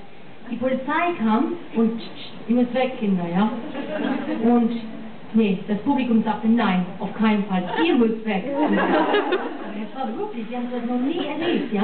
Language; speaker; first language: German; non-native, fluent; English